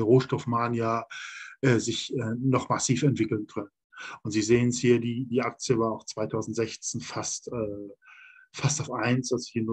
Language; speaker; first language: German; native; German